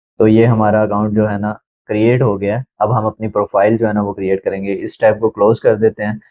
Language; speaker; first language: Urdu; native; Urdu